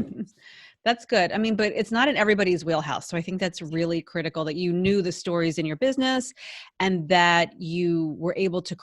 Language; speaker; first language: English; native; English